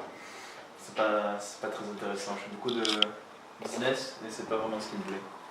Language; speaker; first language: French; native; French